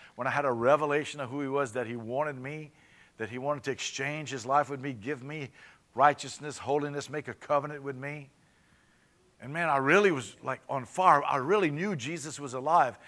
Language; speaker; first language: English; native; English